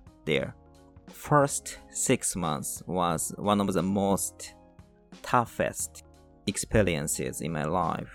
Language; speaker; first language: English; non-native, fluent; Japanese